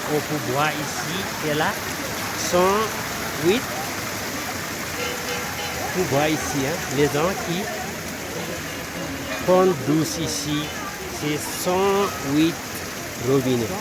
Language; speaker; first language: French; non-native, learner; Nepali